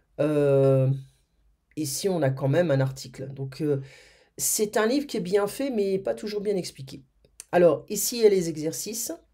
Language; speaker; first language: French; native; French